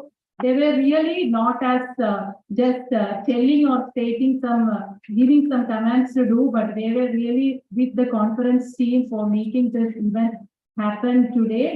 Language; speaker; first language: English; non-native, local second language; Malayalam